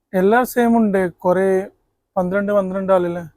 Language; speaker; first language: Malayalam; non-native, learner; Bangla